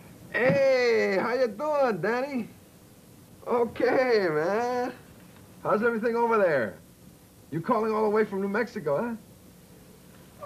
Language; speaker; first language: English; early bilingual, other home language; Spanish